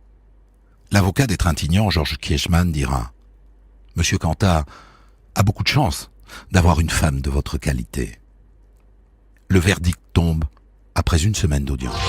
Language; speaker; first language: French; native; French